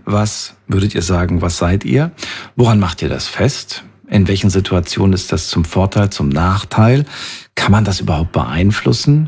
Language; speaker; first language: German; native; German